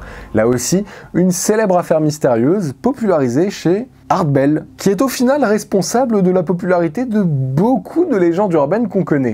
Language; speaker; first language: French; native; French